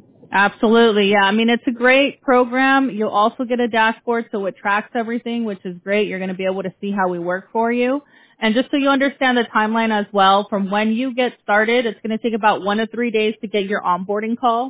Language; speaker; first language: English; early bilingual, other home language; Spanish